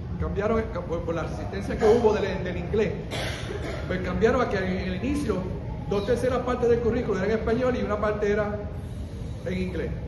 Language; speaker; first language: Spanish; early bilingual, heritage; Spanish